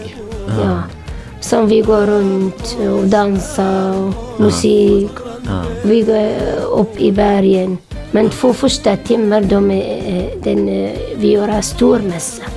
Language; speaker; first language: Swedish; non-native, learner; Syriac